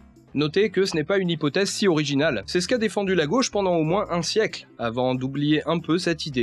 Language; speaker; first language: French; native; French